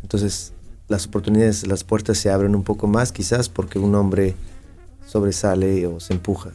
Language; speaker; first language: Spanish; native; Spanish